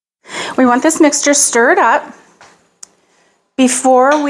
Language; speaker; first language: English; native; English